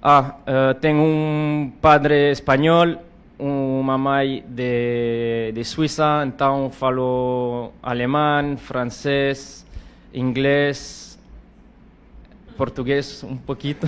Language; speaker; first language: Portuguese; non-native, learner; French